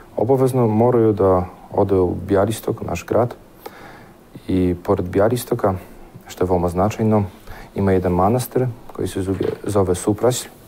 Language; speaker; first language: Serbian; non-native, fluent; Polish